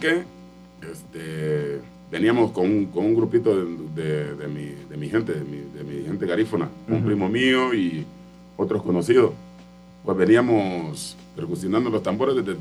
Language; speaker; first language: Spanish; non-native, local second language; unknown